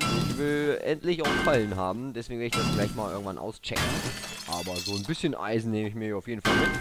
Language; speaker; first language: German; native; German